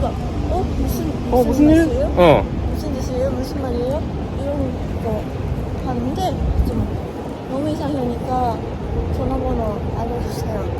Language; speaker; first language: Korean; non-native, learner; Japanese